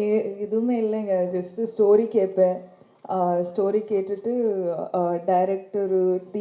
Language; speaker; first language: Tamil; non-native, learner; Kannada